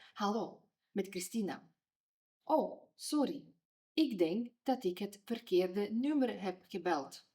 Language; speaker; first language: Dutch; non-native, fluent; Ukrainian